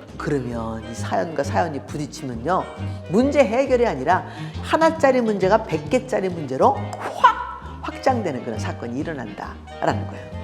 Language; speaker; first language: Korean; early bilingual, heritage; Korean